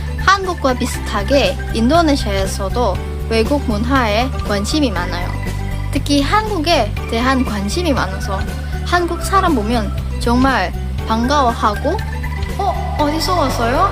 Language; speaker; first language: Korean; non-native, fluent; Indonesian